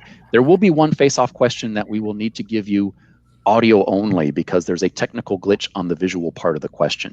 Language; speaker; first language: English; native; English